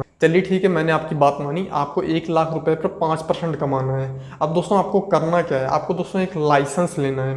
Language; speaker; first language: Hindi; native; Hindi